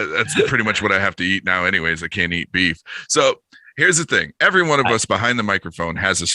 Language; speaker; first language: English; native; English